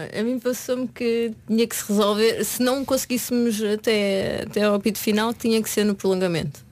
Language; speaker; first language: Portuguese; native; Portuguese